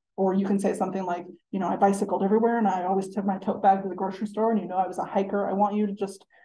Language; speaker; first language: English; native; English